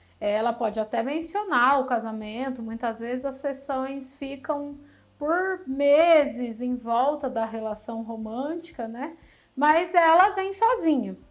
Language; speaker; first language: Portuguese; native; Portuguese